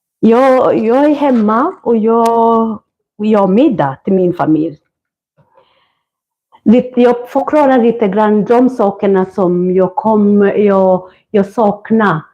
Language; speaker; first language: Swedish; non-native, fluent; Kikuyu